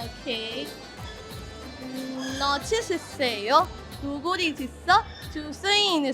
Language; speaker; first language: Korean; non-native, learner; Urdu